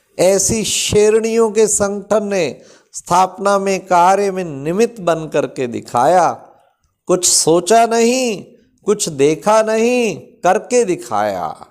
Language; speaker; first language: Hindi; native; Hindi